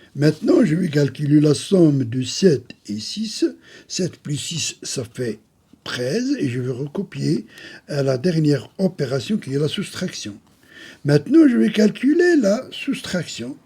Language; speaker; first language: French; non-native, local second language; Arabic